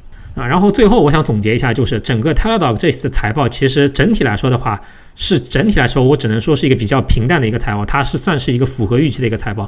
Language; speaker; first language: Chinese; native; Chinese